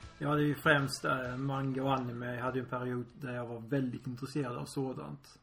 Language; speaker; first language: Swedish; native; Swedish